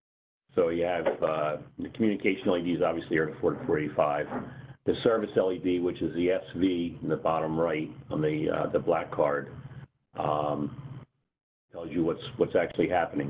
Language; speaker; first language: English; native; English